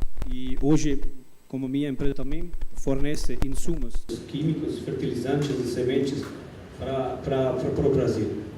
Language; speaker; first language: Portuguese; non-native, fluent; English